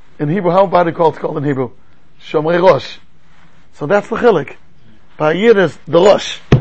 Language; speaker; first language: English; native; English